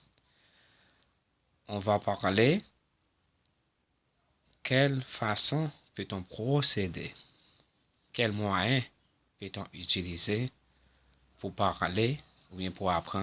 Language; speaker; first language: French; non-native, local second language; Haitian Creole